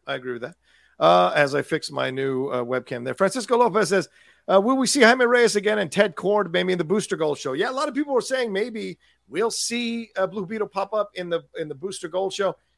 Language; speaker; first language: English; native; English